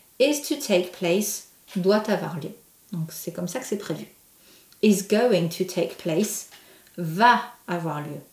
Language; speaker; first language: French; native; French